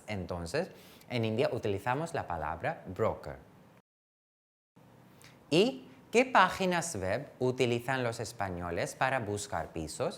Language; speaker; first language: Spanish; non-native, fluent; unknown